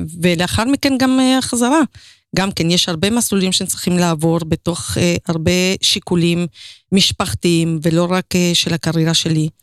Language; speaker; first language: Hebrew; non-native, fluent; Spanish